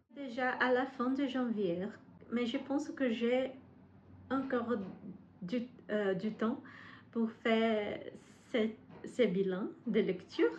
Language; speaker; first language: French; non-native, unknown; Portuguese